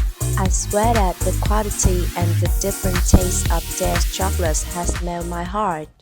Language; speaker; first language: English; non-native, learner; Vietnamese